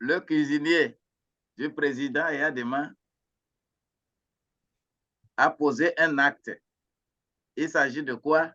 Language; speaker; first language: French; non-native, local second language; Ewe